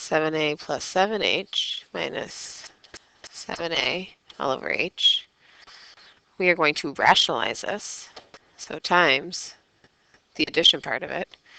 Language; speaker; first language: English; native; English